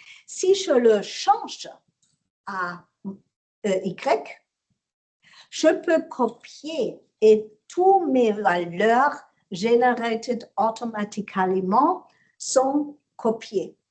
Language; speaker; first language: French; non-native, learner; German